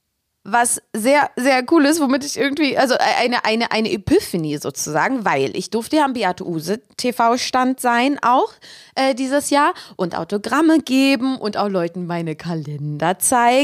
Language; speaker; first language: German; native; German